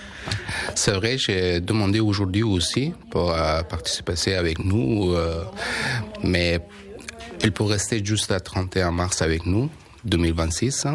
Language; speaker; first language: French; non-native, learner; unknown